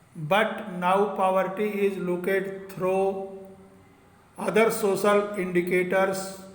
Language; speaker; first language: English; non-native, local second language; Hindi